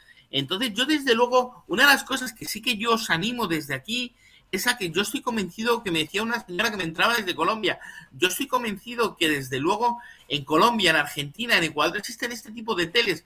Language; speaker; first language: Spanish; native; Spanish